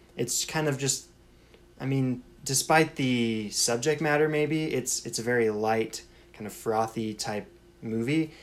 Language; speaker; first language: English; native; English